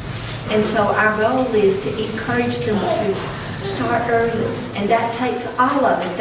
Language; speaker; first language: English; native; English